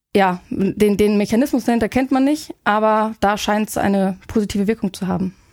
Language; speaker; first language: German; native; German